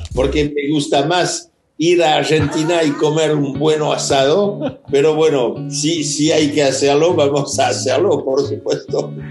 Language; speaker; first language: Spanish; non-native, fluent; French